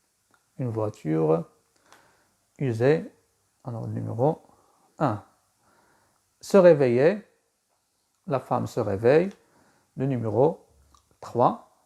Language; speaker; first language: French; non-native, local second language; Arabic